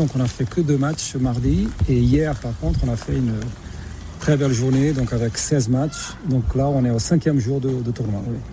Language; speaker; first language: French; non-native, fluent; Portuguese